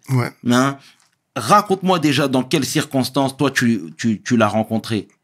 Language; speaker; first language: French; early bilingual, other home language; Lingala